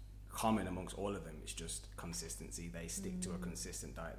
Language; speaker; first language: English; native; English